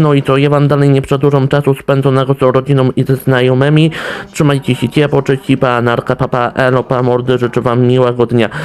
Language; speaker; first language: Polish; native; Polish